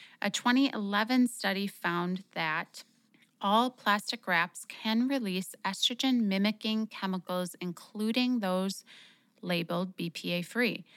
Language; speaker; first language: English; native; English